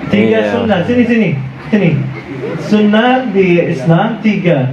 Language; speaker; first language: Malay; non-native, fluent; Arabic